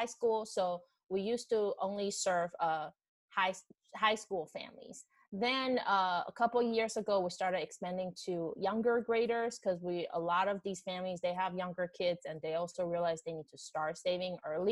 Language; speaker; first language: English; non-native, fluent; Chinese